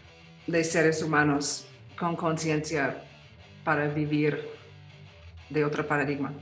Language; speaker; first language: Spanish; non-native, fluent; English